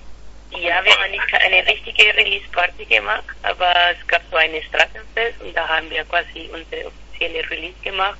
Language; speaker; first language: German; non-native, learner; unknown